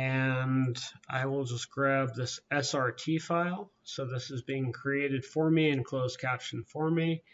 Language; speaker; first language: English; native; English